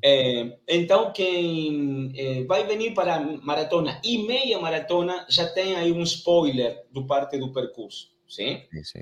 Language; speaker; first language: Portuguese; non-native, learner; Spanish